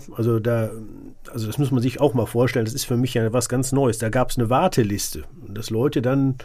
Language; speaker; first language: German; native; German